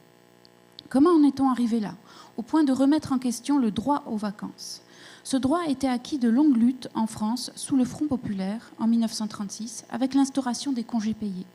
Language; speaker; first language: French; native; French